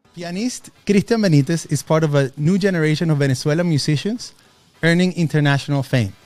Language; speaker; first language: English; non-native, fluent; Spanish